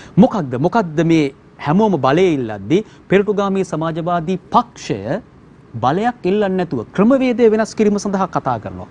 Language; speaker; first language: Sinhala; native; Sinhala